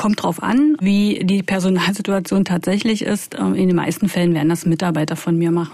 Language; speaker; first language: German; native; German